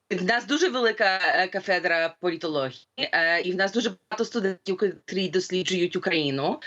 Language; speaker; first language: Ukrainian; early bilingual, heritage; Ukrainian